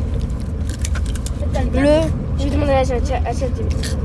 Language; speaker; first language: French; native; French